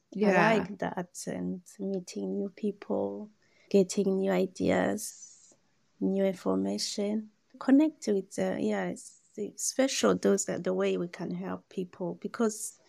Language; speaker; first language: English; non-native, learner; Rundi